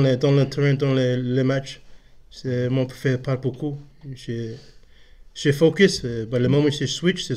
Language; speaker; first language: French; non-native, learner; English